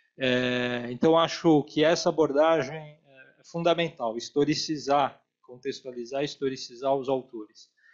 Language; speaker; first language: Portuguese; native; Portuguese